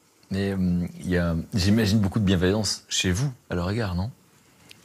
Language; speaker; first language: French; native; French